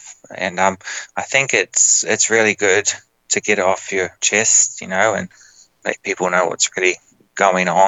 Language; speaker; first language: English; native; English